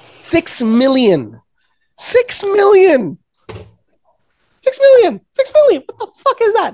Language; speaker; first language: English; non-native, local second language; Spanish